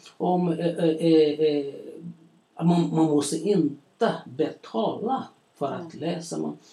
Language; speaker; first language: Swedish; non-native, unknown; Portuguese